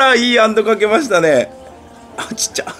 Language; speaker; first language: Japanese; native; Japanese